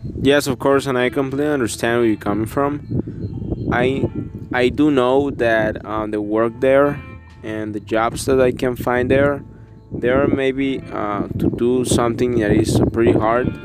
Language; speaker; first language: English; non-native, learner; Spanish